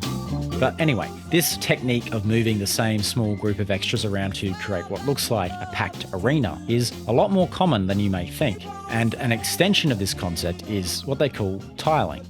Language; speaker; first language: English; native; English